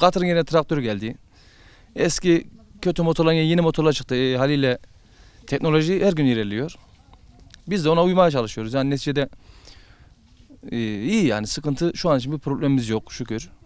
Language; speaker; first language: Turkish; native; Turkish